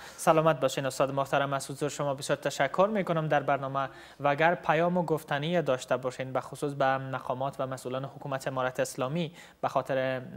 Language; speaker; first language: Persian; native; Persian